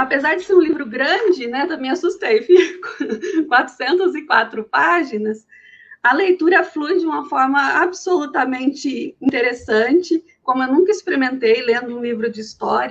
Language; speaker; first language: Portuguese; native; Portuguese